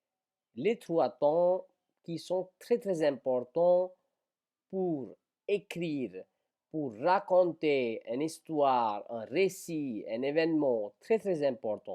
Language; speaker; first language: French; non-native, fluent; Hindi